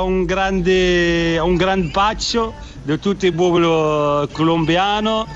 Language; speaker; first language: Italian; non-native, learner; Arabic